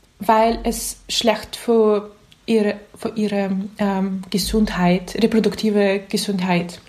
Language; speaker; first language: German; non-native, learner; Russian